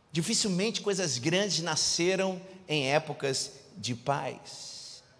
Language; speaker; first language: Portuguese; native; Portuguese